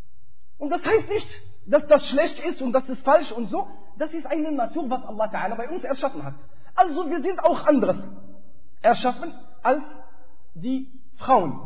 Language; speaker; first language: German; non-native, fluent; Arabic